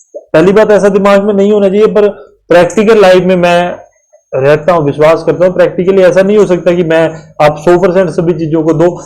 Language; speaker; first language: Hindi; native; Hindi